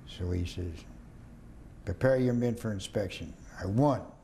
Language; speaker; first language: English; native; English